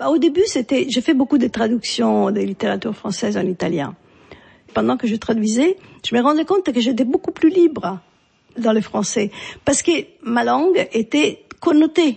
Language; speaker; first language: French; non-native, fluent; Italian